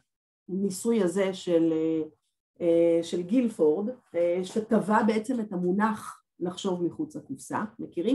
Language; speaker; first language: Hebrew; native; Hebrew